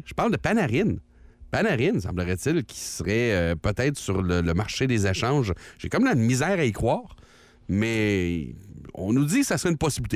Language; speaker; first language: French; native; French